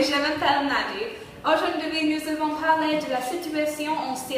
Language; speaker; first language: French; non-native, learner; English